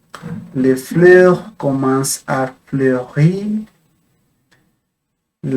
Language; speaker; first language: French; non-native, fluent; Spanish